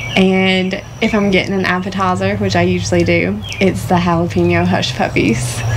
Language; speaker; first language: English; native; English